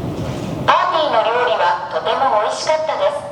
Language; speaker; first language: Japanese; non-native, learner; Bangla